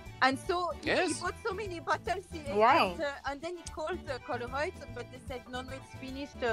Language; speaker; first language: English; non-native, fluent; French